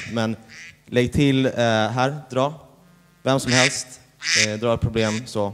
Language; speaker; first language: Swedish; native; Swedish